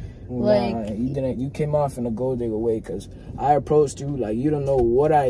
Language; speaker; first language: English; native; English